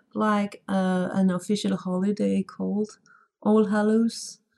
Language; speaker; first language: English; non-native, fluent; Danish